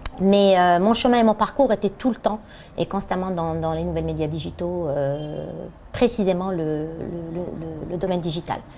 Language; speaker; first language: French; non-native, local second language; Arabic